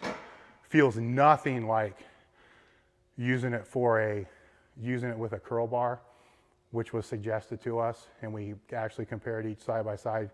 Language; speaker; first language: English; native; English